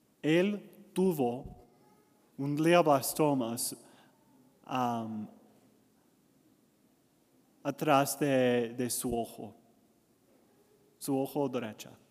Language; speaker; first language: Spanish; non-native, learner; English